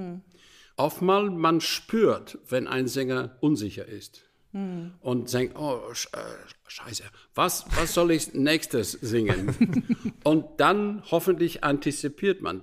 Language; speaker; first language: German; non-native, fluent; English